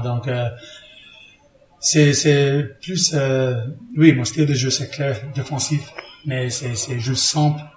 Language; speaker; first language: French; non-native, learner; English